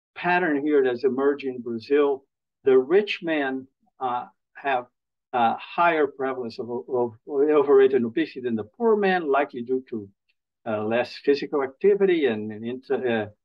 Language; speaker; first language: English; non-native, fluent; Portuguese